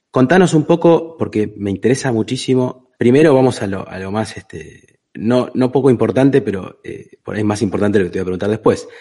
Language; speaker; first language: Spanish; native; Spanish